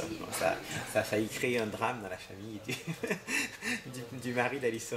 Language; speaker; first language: French; native; French